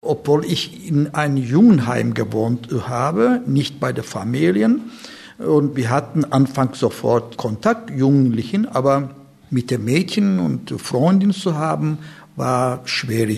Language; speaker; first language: German; non-native, fluent; Turkish